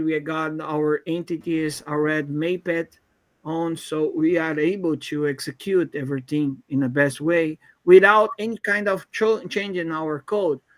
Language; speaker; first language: English; non-native, fluent; Portuguese